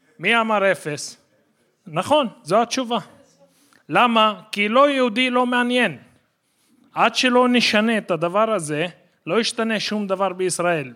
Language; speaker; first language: Hebrew; non-native, local second language; Arabic